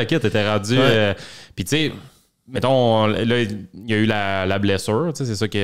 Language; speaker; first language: French; native; French